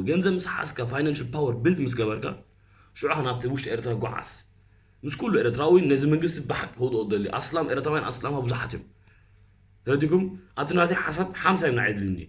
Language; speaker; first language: Tigrinya; early bilingual, heritage; Tigrinya